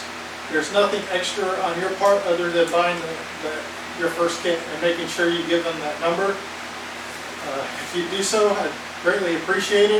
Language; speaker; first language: English; native; English